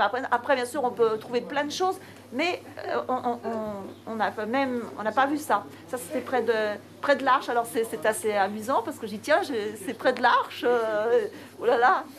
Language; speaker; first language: French; native; French